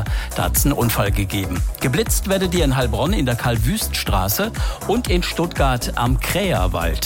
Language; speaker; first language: German; native; German